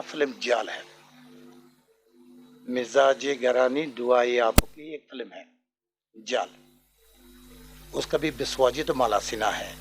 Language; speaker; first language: Hindi; non-native, learner; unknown